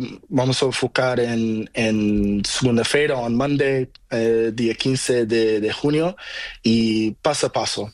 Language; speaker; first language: Spanish; non-native, learner; Portuguese